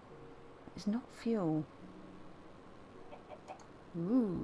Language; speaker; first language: English; native; English